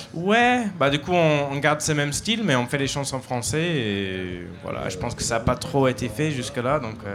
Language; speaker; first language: French; non-native, fluent; English